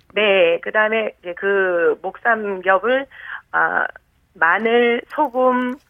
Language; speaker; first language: Korean; native; Korean